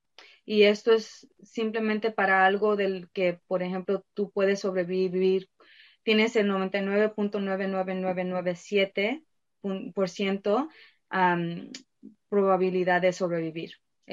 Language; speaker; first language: Spanish; early bilingual, heritage; Spanish